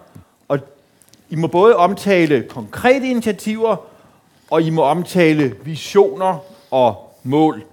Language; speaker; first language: Danish; native; Danish